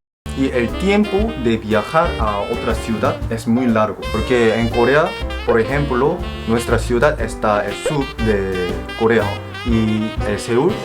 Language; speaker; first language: Spanish; non-native, fluent; Korean